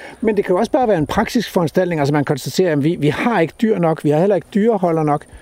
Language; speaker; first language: Danish; native; Danish